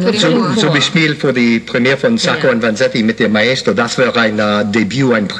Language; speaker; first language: German; non-native, learner; English